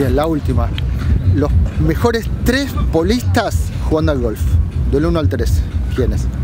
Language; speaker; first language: Spanish; native; Spanish